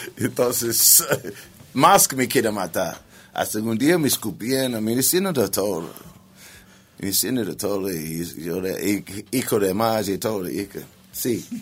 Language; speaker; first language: Spanish; non-native, learner; English